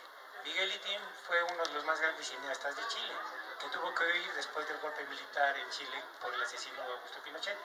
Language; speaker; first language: Spanish; native; Spanish